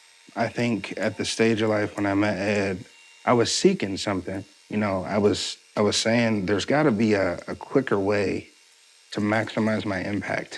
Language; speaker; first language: English; early bilingual, other home language; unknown